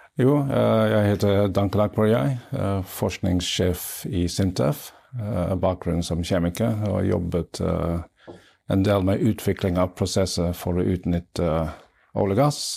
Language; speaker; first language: Norwegian; non-native, fluent; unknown